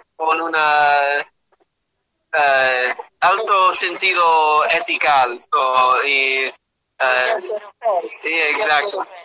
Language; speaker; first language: Spanish; non-native, learner; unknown